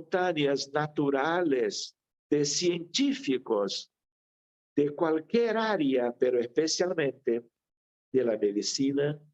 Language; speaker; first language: Spanish; non-native, fluent; Portuguese